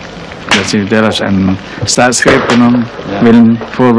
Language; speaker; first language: Dutch; non-native, local second language; Minangkabau